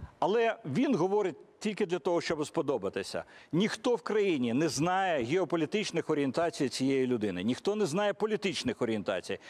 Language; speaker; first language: Ukrainian; native; Ukrainian